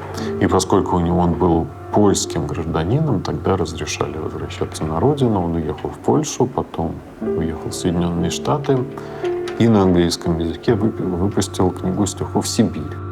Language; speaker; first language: Russian; native; Russian